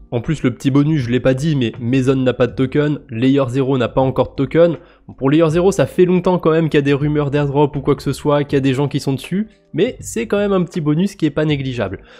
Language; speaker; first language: French; native; French